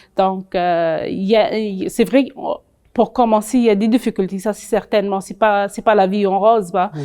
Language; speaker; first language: French; non-native, local second language; Arabic